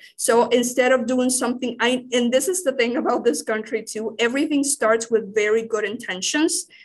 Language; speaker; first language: English; non-native, fluent; Spanish